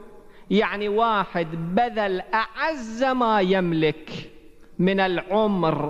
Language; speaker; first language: Arabic; native; Arabic